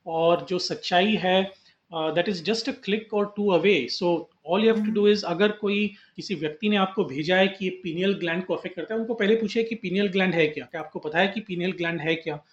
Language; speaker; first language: Hindi; non-native, local second language; Marathi